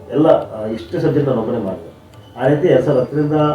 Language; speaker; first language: Kannada; non-native, local second language; Telugu